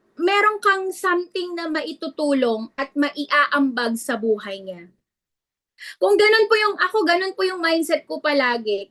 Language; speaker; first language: Filipino; non-native, local second language; Iloko